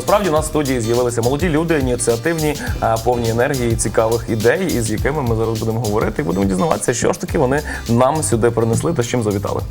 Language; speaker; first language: Ukrainian; native; Ukrainian